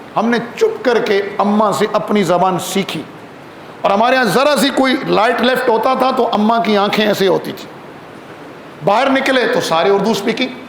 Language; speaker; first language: Urdu; non-native, local second language; Kashmiri